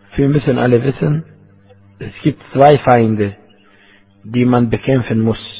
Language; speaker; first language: German; non-native, fluent; Arabic